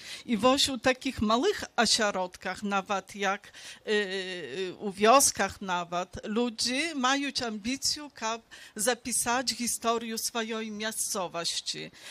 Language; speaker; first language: Polish; non-native, local second language; Belarusian